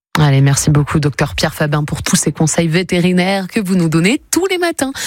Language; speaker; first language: French; native; French